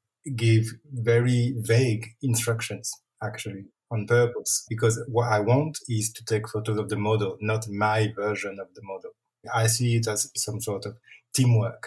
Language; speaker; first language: English; non-native, fluent; French